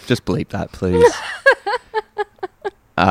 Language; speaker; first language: English; native; English